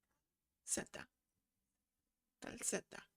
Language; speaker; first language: Spanish; non-native, learner; English